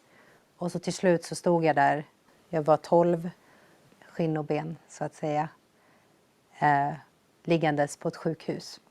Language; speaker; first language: Swedish; early bilingual, other home language; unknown